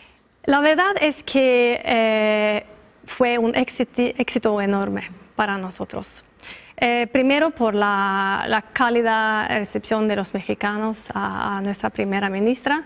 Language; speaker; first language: Spanish; non-native, fluent; Norwegian